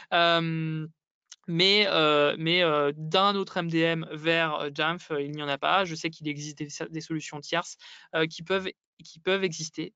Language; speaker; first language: French; native; French